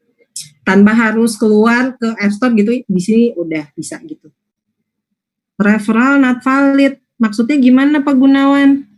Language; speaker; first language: Indonesian; native; Indonesian